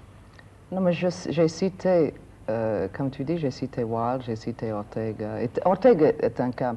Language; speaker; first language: French; non-native, fluent; English